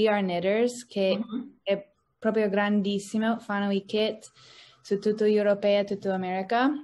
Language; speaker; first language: Italian; non-native, learner; English